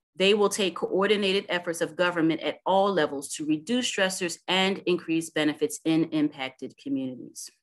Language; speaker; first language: English; native; English